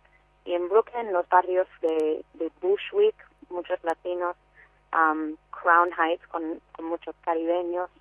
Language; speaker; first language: Spanish; non-native, fluent; English